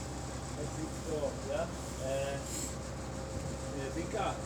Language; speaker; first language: German; non-native, learner; Latvian